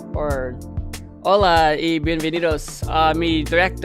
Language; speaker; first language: Spanish; non-native, learner; English